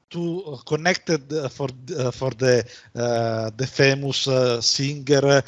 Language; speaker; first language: English; non-native, learner; Italian